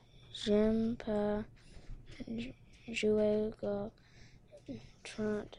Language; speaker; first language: French; non-native, learner; English